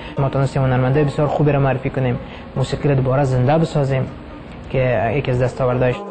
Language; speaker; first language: Persian; non-native, local second language; Pashto